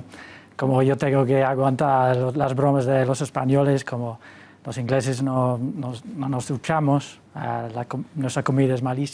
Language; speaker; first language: Spanish; non-native, fluent; English